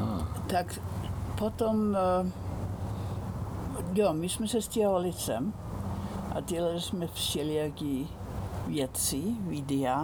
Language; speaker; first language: Czech; non-native, fluent; Icelandic